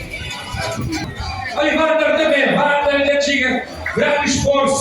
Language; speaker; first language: Portuguese; non-native, local second language; Kabuverdianu